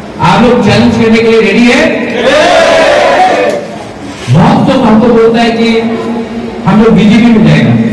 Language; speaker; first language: Hindi; non-native, local second language; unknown